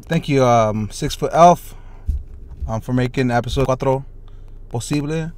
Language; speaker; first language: English; early bilingual, other home language; Spanish